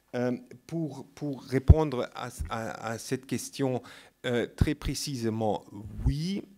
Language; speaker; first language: French; non-native, fluent; German